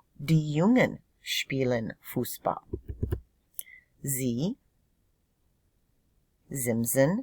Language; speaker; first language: German; non-native, fluent; English